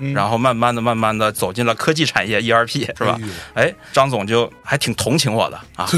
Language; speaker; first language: Chinese; native; Chinese